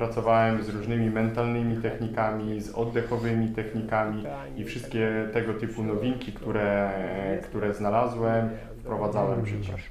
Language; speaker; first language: Polish; non-native, fluent; Russian